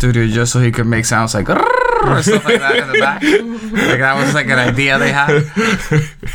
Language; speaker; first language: English; native; English